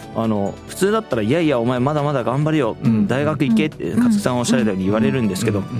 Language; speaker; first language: Japanese; native; Japanese